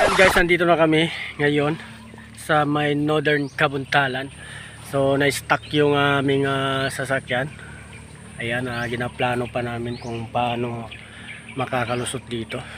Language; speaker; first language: Filipino; non-native, local second language; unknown